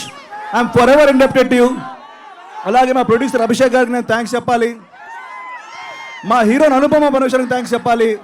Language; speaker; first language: Telugu; native; Telugu